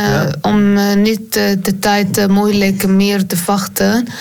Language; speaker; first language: Dutch; non-native, learner; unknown